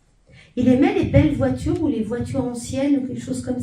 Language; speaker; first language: French; native; French